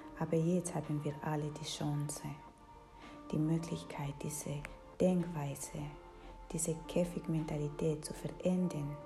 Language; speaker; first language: German; non-native, fluent; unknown